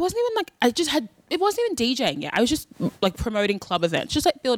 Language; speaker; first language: English; native; English